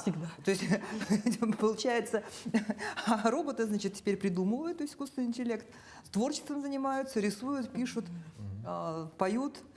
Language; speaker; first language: Russian; native; Russian